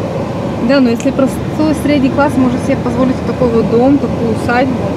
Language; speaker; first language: Russian; native; Russian